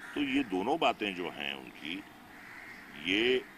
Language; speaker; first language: Hindi; native; Hindi